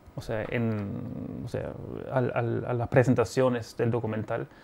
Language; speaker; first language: Spanish; non-native, fluent; German